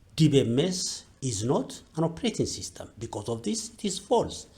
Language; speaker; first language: English; non-native, local second language; Amharic